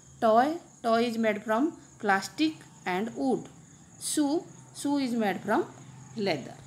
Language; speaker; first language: English; non-native, local second language; Odia